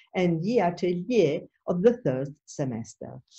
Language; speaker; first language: English; non-native, fluent; Italian